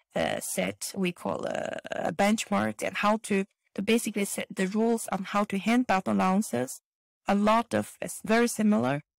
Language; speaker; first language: English; non-native, fluent; Chinese